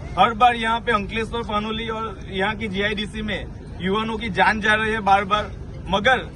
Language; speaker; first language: Hindi; non-native, local second language; Gujarati